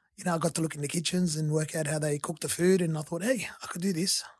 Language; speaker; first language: English; early bilingual, other home language; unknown